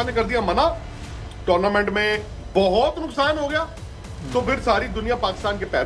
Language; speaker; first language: Hindi; native; Hindi